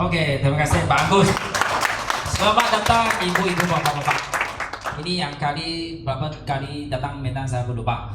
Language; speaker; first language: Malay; non-native, fluent; Chinese